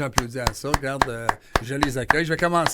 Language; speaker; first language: French; native; French